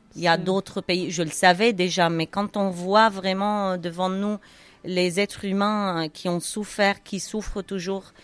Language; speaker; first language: French; non-native, fluent; Arabic